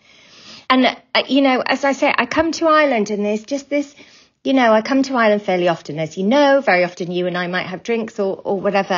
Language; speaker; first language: English; native; English